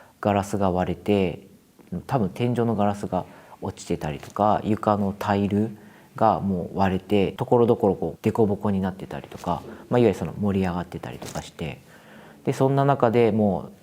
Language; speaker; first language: Japanese; native; Japanese